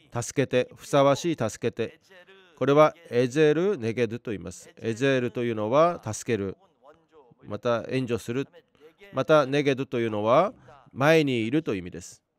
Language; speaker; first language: Japanese; non-native, fluent; Korean